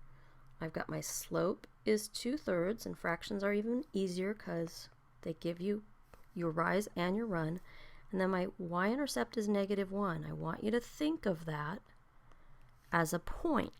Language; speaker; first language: English; native; English